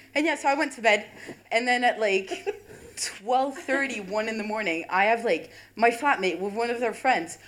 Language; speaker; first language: English; non-native, fluent; French